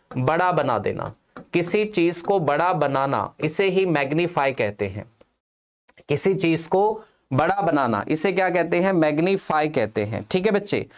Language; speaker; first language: Hindi; non-native, local second language; Punjabi